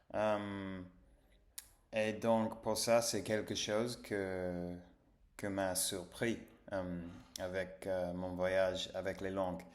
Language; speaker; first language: French; non-native, learner; English